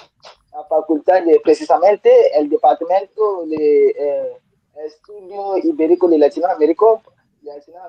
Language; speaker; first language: Spanish; non-native, learner; French